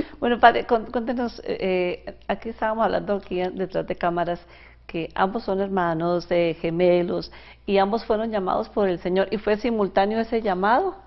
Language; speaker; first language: Spanish; native; Spanish